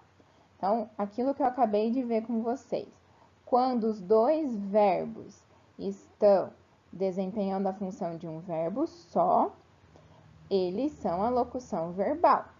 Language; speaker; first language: Portuguese; native; Portuguese